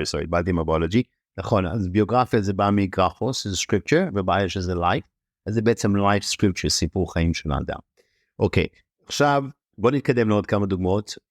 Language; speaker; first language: Hebrew; native; Hebrew